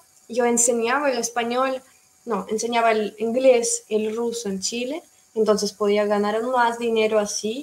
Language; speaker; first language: Spanish; non-native, fluent; Russian